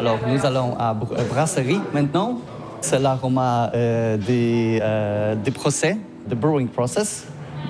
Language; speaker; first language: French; non-native, learner; Polish